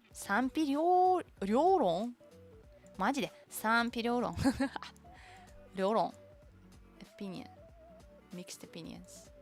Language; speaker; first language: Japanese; non-native, learner; Russian